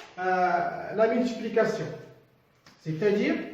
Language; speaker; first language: French; non-native, local second language; Arabic